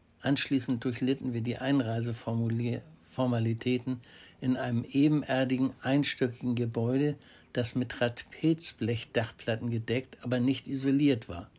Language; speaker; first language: German; native; German